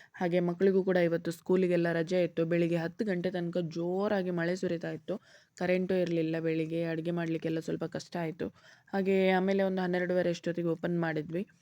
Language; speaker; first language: Kannada; native; Kannada